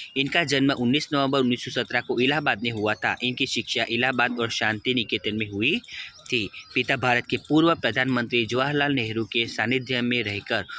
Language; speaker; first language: Hindi; non-native, local second language; Gujarati